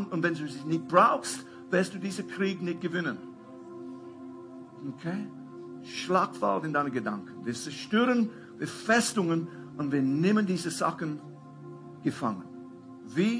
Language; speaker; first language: German; non-native, fluent; English